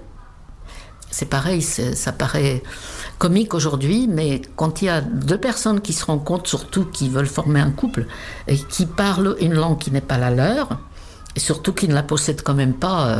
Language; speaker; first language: French; non-native, fluent; Czech